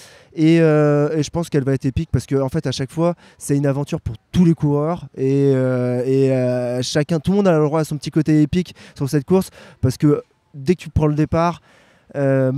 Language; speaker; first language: French; native; French